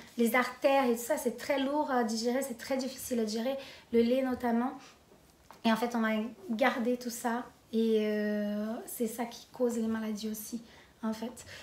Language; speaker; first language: French; non-native, fluent; Portuguese